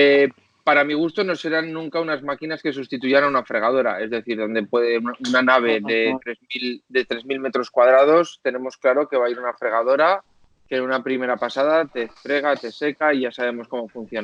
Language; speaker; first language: Spanish; native; Spanish